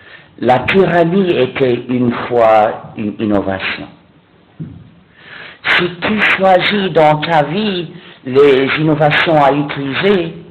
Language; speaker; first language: French; non-native, fluent; English